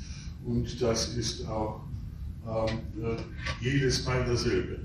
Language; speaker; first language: German; non-native, fluent; Polish